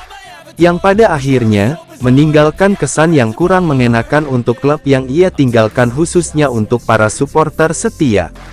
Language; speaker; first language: Indonesian; native; Indonesian